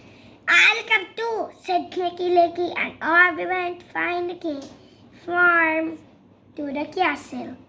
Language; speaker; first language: English; non-native, learner; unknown